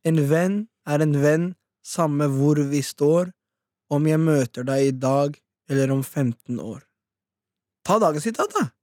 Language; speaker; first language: Norwegian; early bilingual, other home language; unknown